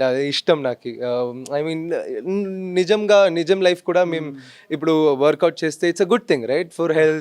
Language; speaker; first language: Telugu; non-native, fluent; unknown